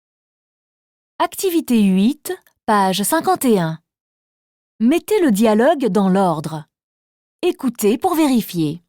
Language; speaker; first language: French; native; French